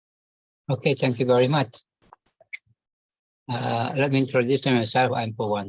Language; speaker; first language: English; non-native, learner; Indonesian